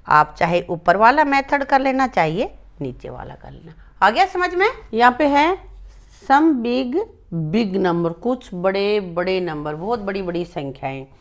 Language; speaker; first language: Hindi; native; Hindi